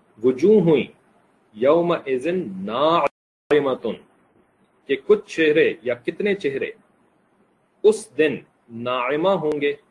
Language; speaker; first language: Urdu; native; Urdu